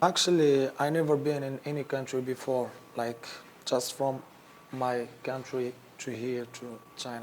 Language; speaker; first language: English; non-native, learner; Arabic